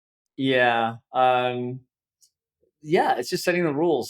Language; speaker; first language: English; native; English